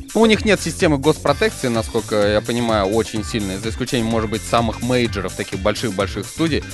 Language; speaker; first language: Russian; native; Russian